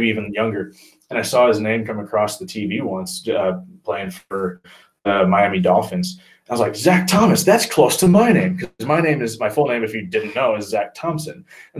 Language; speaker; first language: English; native; English